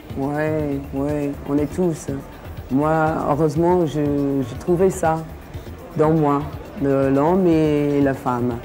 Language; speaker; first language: French; non-native, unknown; English